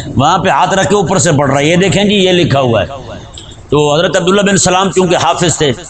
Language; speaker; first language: Urdu; non-native, local second language; Punjabi